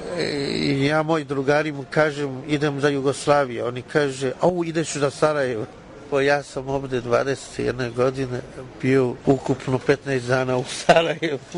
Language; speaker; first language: Serbian; non-native, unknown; Chinese